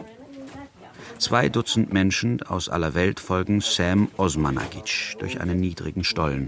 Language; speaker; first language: German; early bilingual, other home language; Bosnian